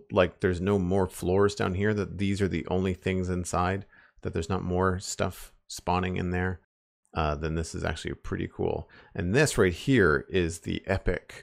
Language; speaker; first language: English; native; English